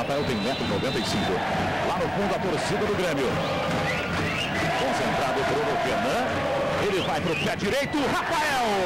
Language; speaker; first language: Portuguese; native; Portuguese